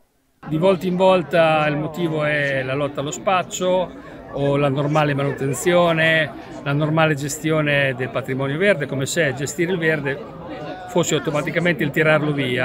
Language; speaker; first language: Italian; native; Italian